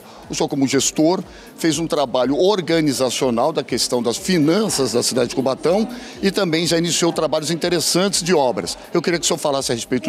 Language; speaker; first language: Portuguese; native; Portuguese